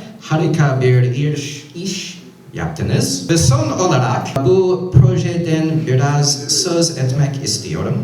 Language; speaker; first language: Turkish; non-native, learner; English